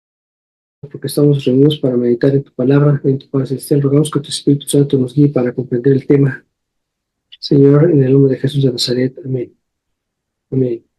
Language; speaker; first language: Spanish; native; Spanish